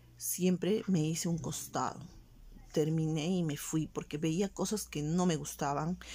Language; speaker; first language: Spanish; native; Spanish